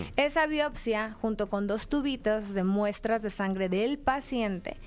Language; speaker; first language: Spanish; native; Spanish